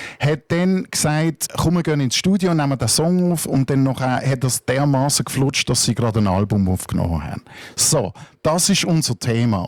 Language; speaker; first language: German; native; German